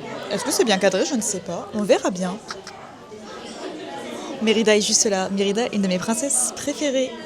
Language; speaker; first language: French; native; French